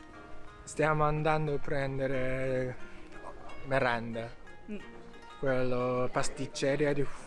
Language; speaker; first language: Italian; non-native, learner; Japanese